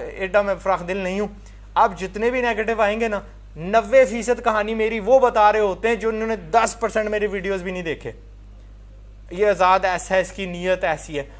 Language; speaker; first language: Urdu; non-native, fluent; English